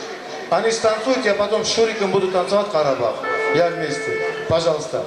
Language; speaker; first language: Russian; non-native, local second language; Azerbaijani